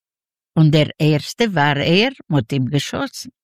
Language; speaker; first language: German; non-native, learner; Yiddish